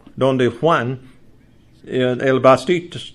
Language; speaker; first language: Spanish; non-native, learner; English